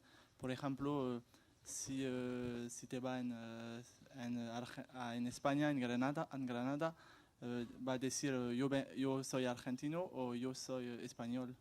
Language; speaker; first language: Spanish; non-native, learner; French